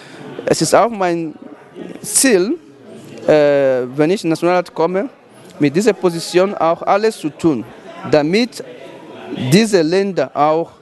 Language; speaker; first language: German; non-native, fluent; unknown